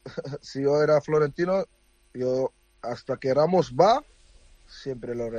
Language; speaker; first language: Spanish; non-native, fluent; Dutch